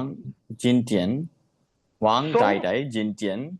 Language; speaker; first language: Chinese; non-native, learner; Tamil